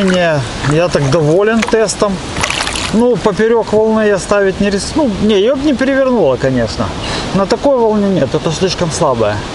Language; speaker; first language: Russian; native; Russian